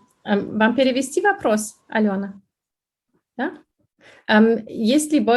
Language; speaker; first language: Russian; non-native, fluent; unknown